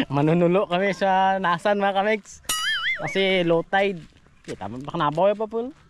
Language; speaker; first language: Filipino; non-native, local second language; Kinaray-a